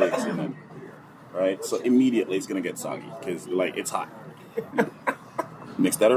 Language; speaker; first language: English; non-native, local second language; Jamaican Creole English